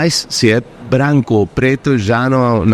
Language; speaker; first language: Portuguese; non-native, fluent; Spanish